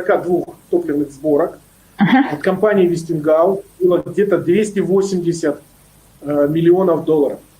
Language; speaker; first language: Russian; native; Russian